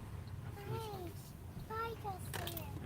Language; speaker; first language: English; early bilingual, other home language; Bangla